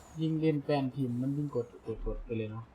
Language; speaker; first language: Thai; native; Thai